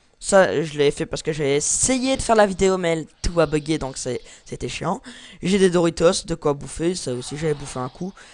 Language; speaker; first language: French; native; French